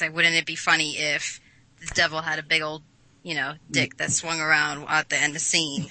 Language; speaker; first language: English; native; English